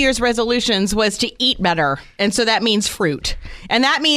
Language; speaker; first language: English; native; English